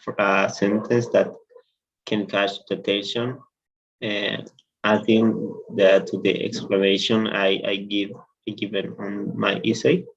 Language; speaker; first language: English; non-native, learner; Spanish